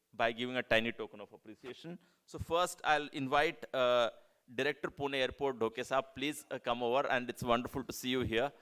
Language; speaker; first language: English; non-native, local second language; Marathi